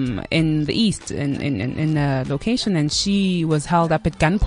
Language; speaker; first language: English; non-native, local second language; Xhosa